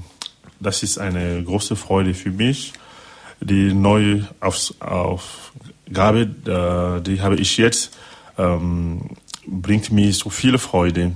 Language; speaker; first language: German; non-native, learner; French